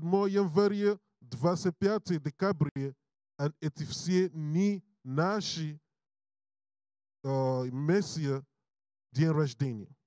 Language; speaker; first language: Russian; non-native, learner; English